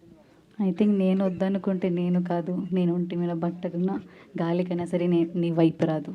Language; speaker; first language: Telugu; non-native, learner; Malayalam